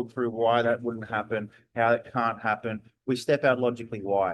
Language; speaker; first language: English; native; English